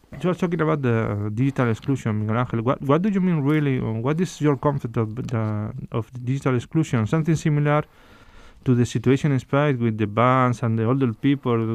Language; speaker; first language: English; non-native, fluent; Spanish